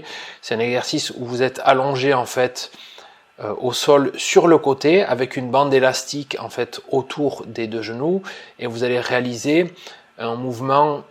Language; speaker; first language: French; native; French